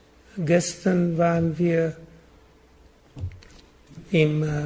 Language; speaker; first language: German; non-native, learner; Czech